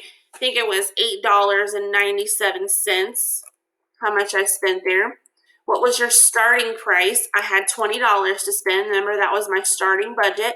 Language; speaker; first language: English; native; English